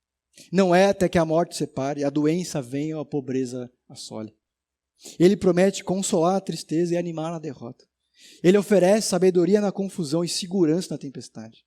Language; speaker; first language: Portuguese; native; Portuguese